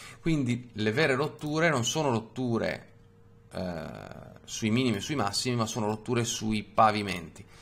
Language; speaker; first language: Italian; native; Italian